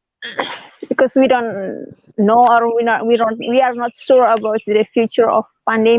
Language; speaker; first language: English; non-native, learner; Indonesian